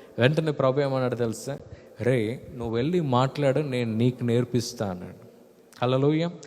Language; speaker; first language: Telugu; non-native, fluent; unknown